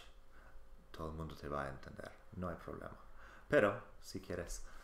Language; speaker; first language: Spanish; non-native, fluent; English